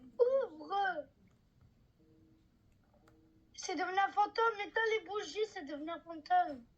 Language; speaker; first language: French; native; French